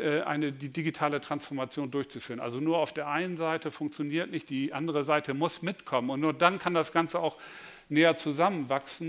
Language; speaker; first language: German; native; German